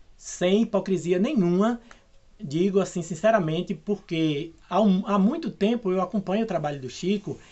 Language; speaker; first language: Portuguese; native; Portuguese